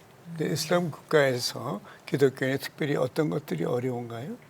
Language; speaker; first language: Korean; native; Korean